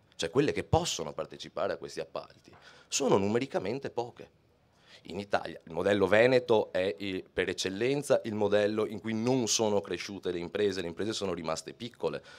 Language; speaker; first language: Italian; native; Italian